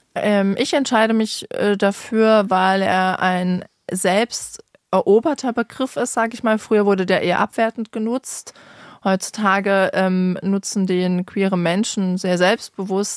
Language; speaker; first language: German; native; German